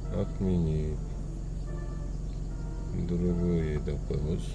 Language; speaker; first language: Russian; non-native, local second language; Kyrgyz